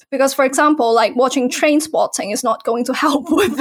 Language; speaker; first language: English; non-native, local second language; Cantonese